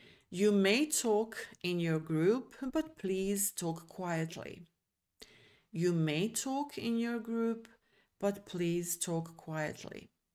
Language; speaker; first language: English; non-native, fluent; Serbian